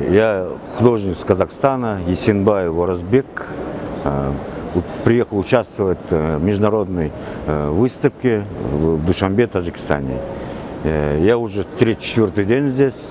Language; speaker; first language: Russian; non-native, fluent; Kazakh